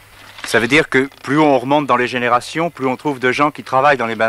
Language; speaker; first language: French; native; French